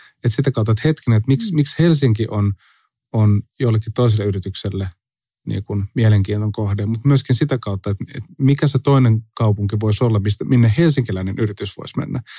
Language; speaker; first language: Finnish; native; Finnish